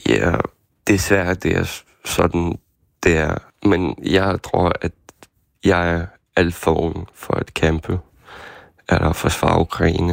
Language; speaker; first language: Danish; non-native, fluent; Ukrainian